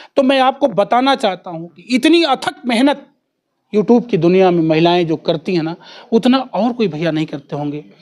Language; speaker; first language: Hindi; native; Hindi